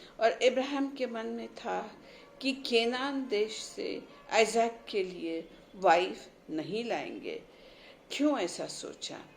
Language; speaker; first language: Hindi; non-native, local second language; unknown